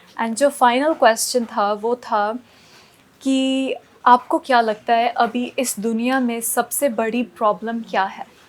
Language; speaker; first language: Hindi; non-native, local second language; Punjabi